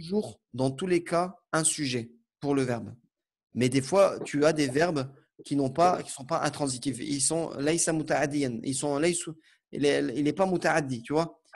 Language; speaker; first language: French; native; French